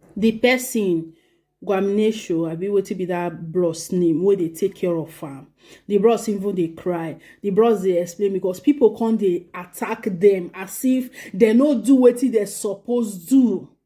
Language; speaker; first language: Nigerian Pidgin; native; Nigerian Pidgin